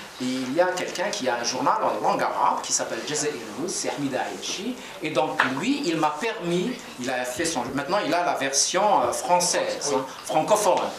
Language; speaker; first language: French; non-native, local second language; Kabyle